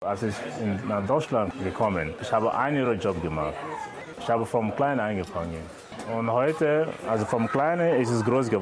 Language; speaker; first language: German; non-native, fluent; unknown